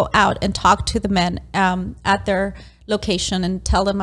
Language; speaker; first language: English; non-native, fluent; Spanish